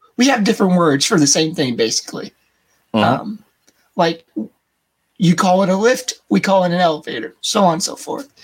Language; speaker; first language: English; native; English